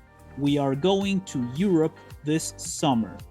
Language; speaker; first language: English; non-native, fluent; Spanish